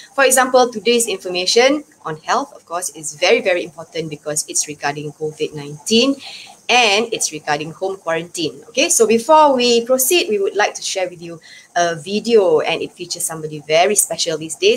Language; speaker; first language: English; non-native, local second language; Malay